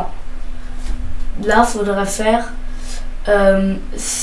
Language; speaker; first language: French; native; French